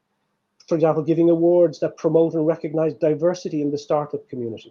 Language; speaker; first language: English; native; English